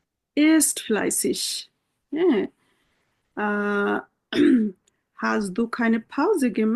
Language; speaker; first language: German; non-native, fluent; Bangla